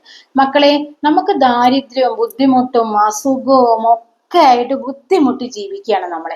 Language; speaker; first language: Malayalam; native; Malayalam